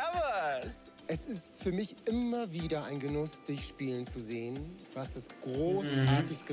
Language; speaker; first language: German; native; German